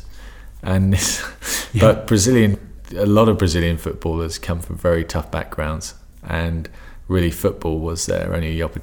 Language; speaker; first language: English; native; English